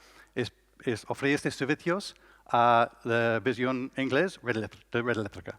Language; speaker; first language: Spanish; non-native, learner; English